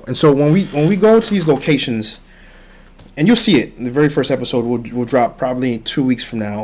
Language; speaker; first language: English; early bilingual, other home language; Haitian Creole